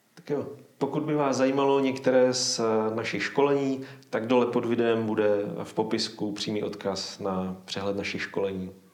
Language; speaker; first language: Czech; native; Czech